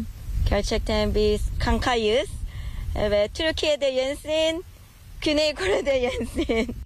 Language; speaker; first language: Turkish; non-native, learner; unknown